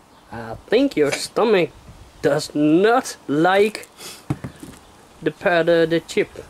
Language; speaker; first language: English; non-native, fluent; Dutch